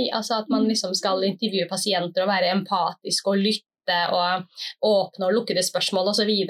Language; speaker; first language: Norwegian; early bilingual, other home language; Somali